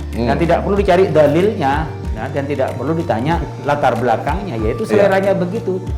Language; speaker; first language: Indonesian; non-native, local second language; Madurese